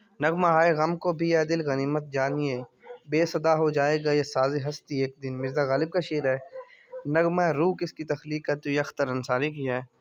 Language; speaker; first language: Urdu; native; Urdu